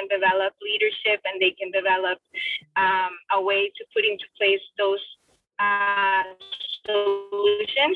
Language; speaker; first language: English; non-native, fluent; Spanish